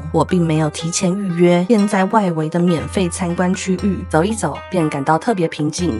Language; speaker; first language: Chinese; native; Chinese